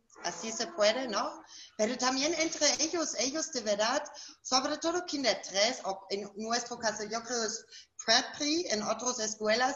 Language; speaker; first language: Spanish; non-native, fluent; German